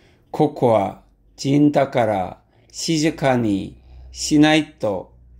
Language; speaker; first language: Japanese; non-native, learner; Korean